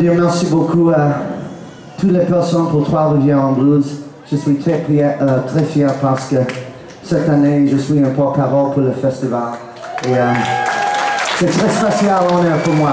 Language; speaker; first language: French; non-native, learner; English